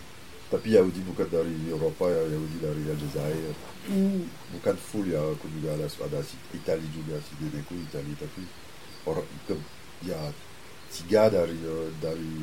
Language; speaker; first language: Indonesian; non-native, fluent; French